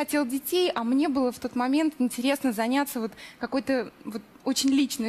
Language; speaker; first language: Russian; native; Russian